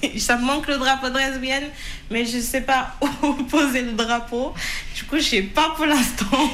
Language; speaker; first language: French; non-native, fluent; Portuguese